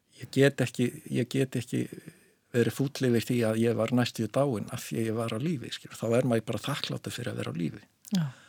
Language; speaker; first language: Icelandic; native; Icelandic